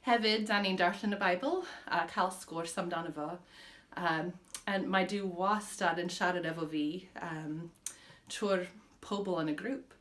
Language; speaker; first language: Welsh; non-native, fluent; English